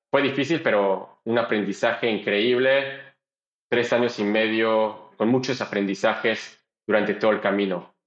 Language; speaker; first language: Spanish; non-native, fluent; French